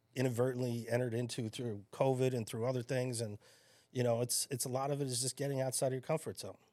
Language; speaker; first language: English; native; English